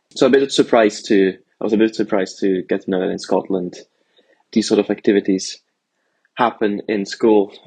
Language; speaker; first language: English; early bilingual, other home language; Italian